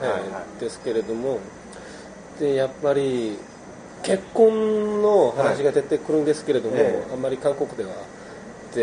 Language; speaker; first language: Japanese; non-native, fluent; Korean